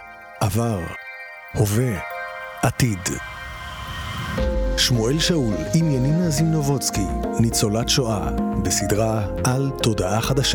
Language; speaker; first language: Hebrew; native; Hebrew